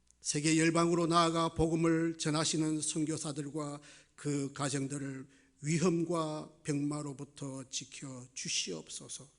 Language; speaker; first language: Korean; native; Korean